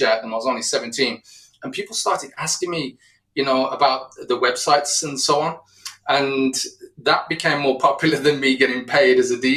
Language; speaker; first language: English; native; English